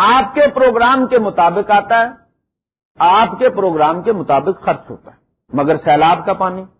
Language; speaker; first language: Urdu; non-native, local second language; Punjabi